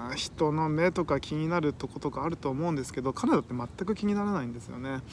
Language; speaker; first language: Japanese; native; Japanese